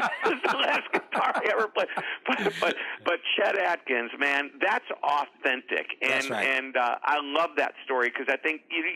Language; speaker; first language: English; native; English